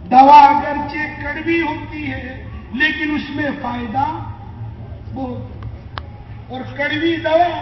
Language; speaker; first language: Urdu; non-native, local second language; Gujarati